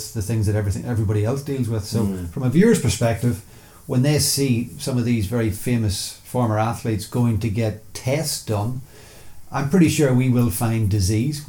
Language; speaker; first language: English; native; English